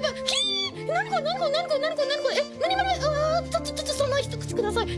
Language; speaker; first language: Japanese; native; Japanese